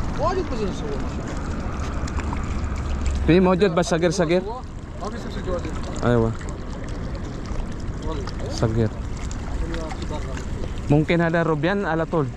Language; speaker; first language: Arabic; non-native, learner; Filipino